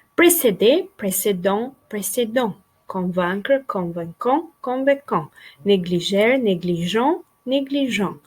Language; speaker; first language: French; non-native, fluent; Albanian